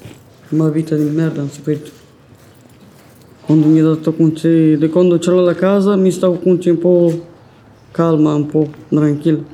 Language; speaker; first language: Italian; non-native, learner; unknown